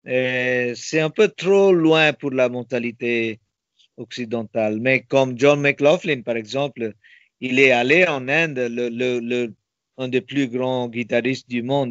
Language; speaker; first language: French; non-native, fluent; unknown